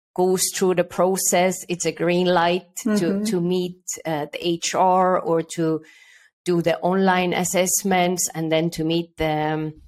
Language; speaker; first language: English; early bilingual, other home language; Estonian